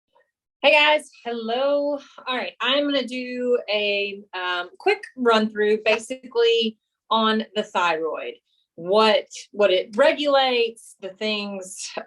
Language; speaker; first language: English; native; English